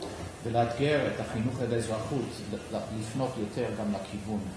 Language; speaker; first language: Hebrew; native; Hebrew